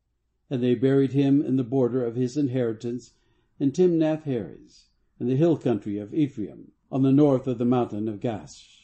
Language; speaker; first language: English; native; English